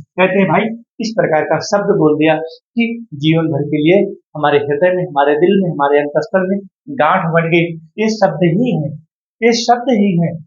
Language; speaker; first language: Hindi; native; Hindi